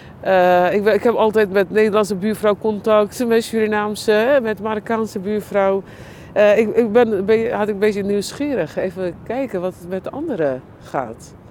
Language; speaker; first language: Dutch; non-native, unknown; Turkish